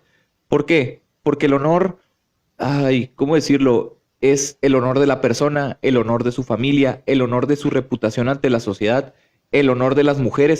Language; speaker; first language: Spanish; native; Spanish